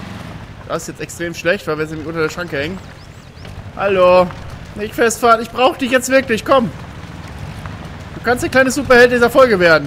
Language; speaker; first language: German; native; German